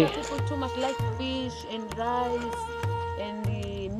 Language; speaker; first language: English; non-native, learner; Swahili